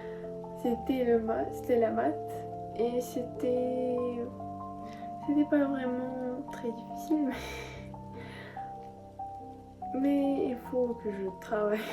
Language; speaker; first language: French; non-native, learner; Russian